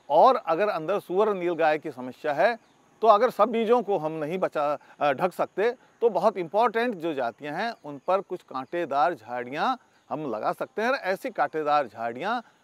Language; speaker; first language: Hindi; native; Hindi